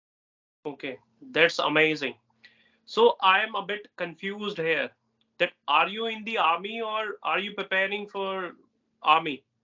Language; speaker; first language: English; non-native, local second language; Hindi